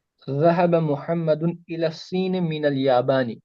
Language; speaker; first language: Arabic; non-native, learner; Urdu